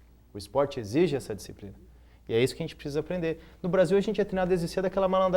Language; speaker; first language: Portuguese; native; Portuguese